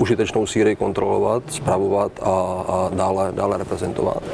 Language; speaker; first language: Czech; native; Czech